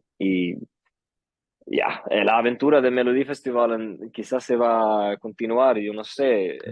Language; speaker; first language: Spanish; early bilingual, heritage; Swedish